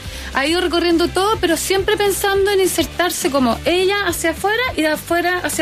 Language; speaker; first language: Spanish; native; Spanish